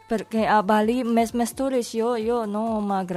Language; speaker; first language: Catalan; non-native, learner; Indonesian